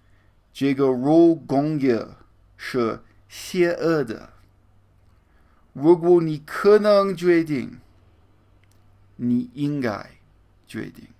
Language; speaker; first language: Chinese; non-native, learner; English